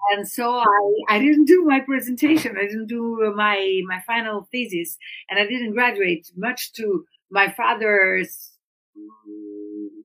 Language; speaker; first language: English; non-native, fluent; Italian